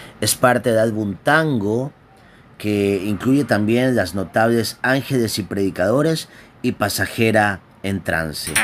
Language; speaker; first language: Spanish; native; Spanish